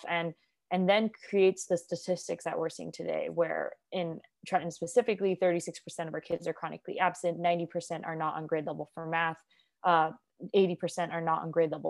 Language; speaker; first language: English; non-native, local second language; Cantonese